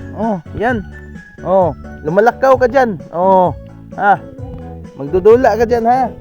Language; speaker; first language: Filipino; non-native, local second language; Cebuano